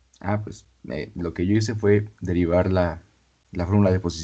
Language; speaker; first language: Spanish; native; Spanish